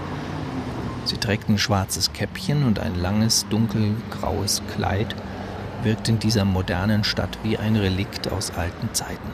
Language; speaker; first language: German; native; German